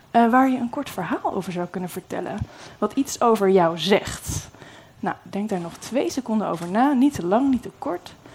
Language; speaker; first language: Dutch; native; Dutch